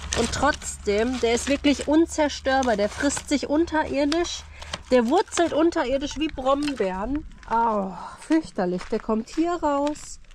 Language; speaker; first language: German; native; German